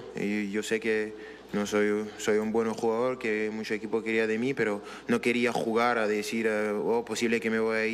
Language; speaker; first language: Spanish; non-native, learner; French